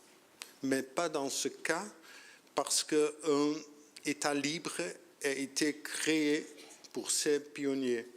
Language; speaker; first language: French; non-native, learner; Dutch